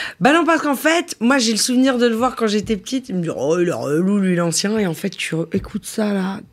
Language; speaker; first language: French; native; French